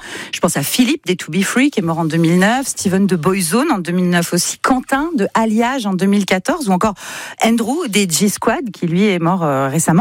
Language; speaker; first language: French; native; French